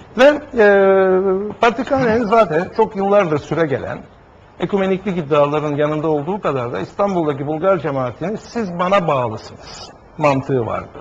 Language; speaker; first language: Turkish; native; Turkish